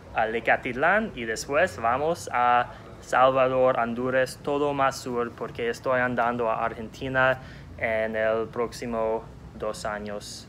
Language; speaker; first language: Spanish; non-native, learner; English